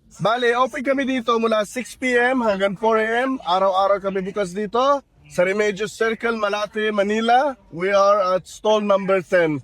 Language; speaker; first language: Filipino; early bilingual, heritage; Filipino